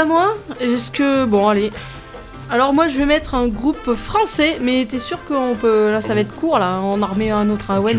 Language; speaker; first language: French; native; French